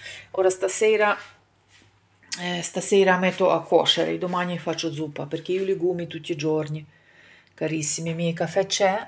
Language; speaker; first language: Italian; non-native, fluent; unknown